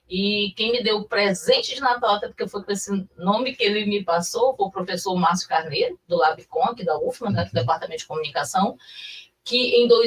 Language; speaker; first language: Portuguese; native; Portuguese